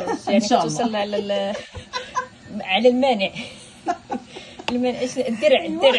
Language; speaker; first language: Arabic; native; Arabic